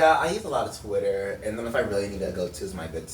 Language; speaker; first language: English; native; English